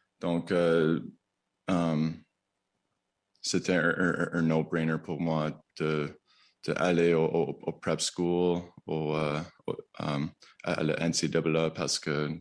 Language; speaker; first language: French; non-native, learner; English